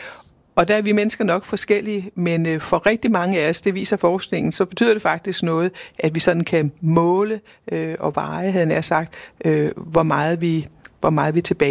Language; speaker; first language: Danish; native; Danish